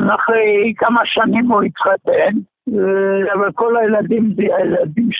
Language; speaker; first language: Hebrew; non-native, fluent; German